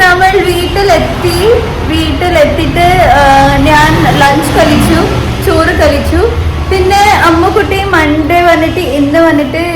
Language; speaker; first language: Malayalam; non-native, fluent; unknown